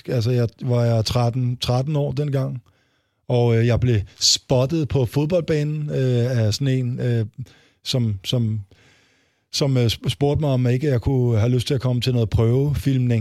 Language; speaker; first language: Danish; native; Danish